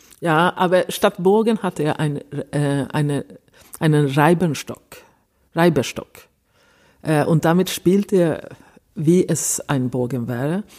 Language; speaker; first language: German; non-native, fluent; Swedish